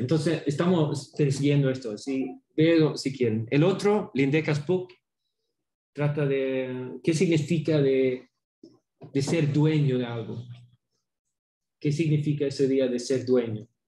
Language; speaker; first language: Spanish; non-native, fluent; Swedish